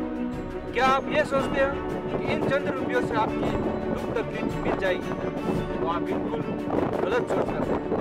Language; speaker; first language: Hindi; non-native, local second language; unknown